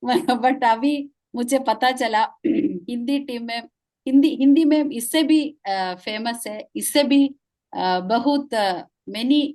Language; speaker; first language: Hindi; non-native, local second language; Malayalam